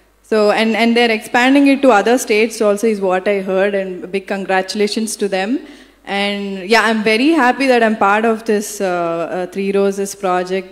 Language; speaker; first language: English; non-native, local second language; Telugu